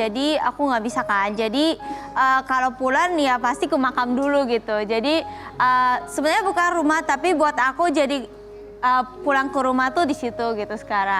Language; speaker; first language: Indonesian; non-native, fluent; Japanese